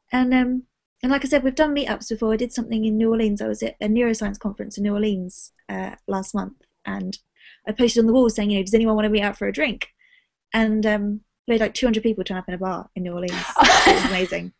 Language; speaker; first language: English; native; English